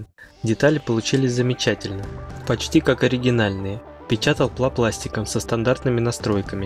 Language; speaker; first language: Russian; native; Russian